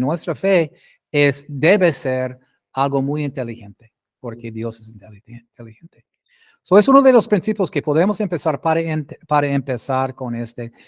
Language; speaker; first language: Spanish; non-native, fluent; English